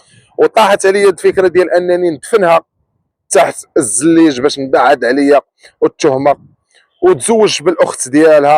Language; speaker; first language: Arabic; native; Arabic